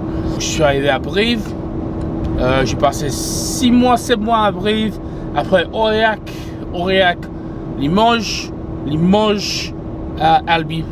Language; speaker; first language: French; non-native, fluent; English